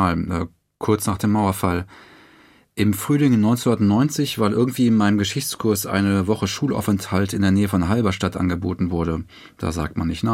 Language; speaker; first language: German; native; German